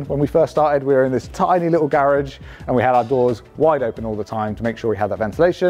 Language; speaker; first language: English; native; English